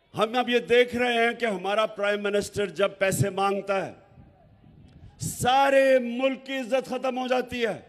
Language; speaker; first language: Urdu; native; Urdu